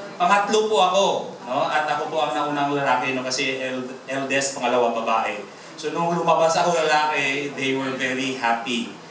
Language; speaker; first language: Filipino; non-native, local second language; Hiligaynon